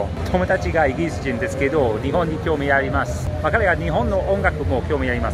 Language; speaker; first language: Japanese; non-native, fluent; English